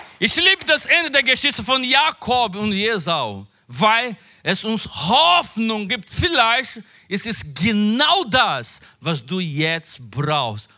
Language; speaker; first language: German; non-native, learner; Portuguese